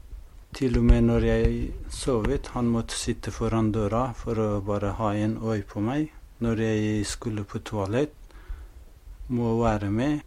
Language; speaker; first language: Norwegian; non-native, fluent; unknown